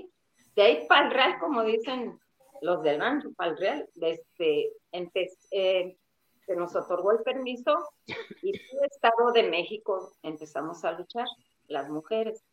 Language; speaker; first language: Spanish; native; Spanish